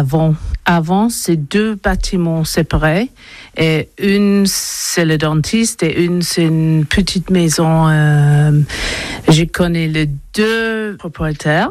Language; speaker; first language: French; non-native, learner; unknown